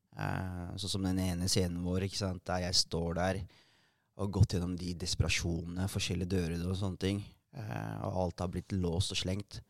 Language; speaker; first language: Norwegian; early bilingual, other home language; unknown